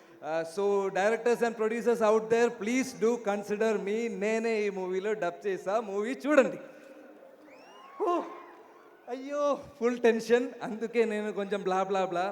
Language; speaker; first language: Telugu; non-native, learner; Malayalam